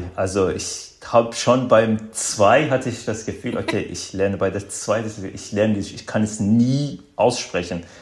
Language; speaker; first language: German; non-native, fluent; Azerbaijani